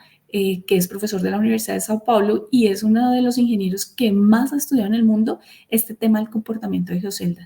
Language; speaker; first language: Spanish; native; Spanish